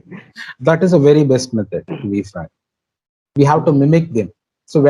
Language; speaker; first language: English; non-native, local second language; Tamil